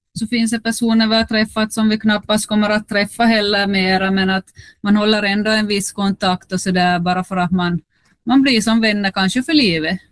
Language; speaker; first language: Swedish; native; Swedish